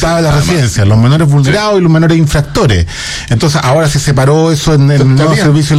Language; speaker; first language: Spanish; native; Spanish